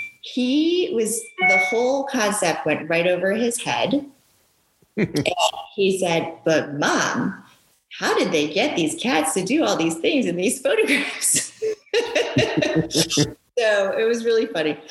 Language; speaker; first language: English; early bilingual, other home language; Japanese